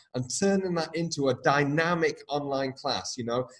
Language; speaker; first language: English; native; English